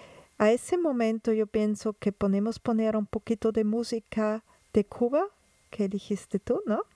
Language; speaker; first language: Spanish; non-native, fluent; German